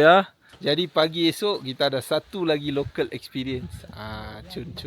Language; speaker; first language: Malay; native; Malay